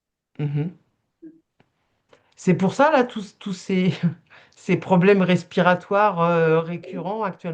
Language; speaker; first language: French; native; French